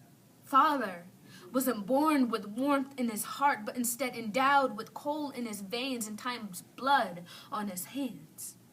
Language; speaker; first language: English; native; English